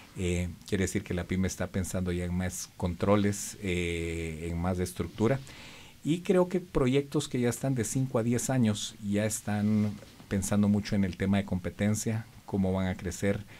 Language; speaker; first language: Spanish; native; Spanish